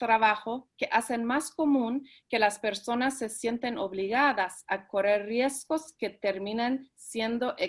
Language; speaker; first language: Spanish; early bilingual, heritage; Spanish